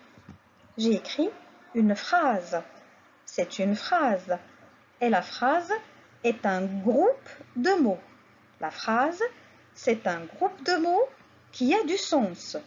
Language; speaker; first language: French; non-native, local second language; Arabic